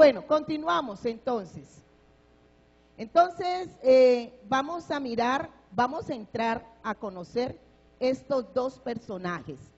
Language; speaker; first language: Spanish; native; Spanish